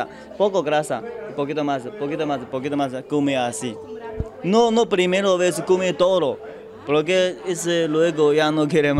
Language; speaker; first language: Spanish; non-native, learner; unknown